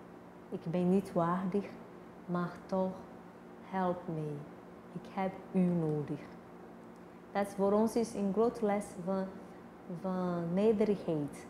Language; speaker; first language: Dutch; non-native, fluent; Portuguese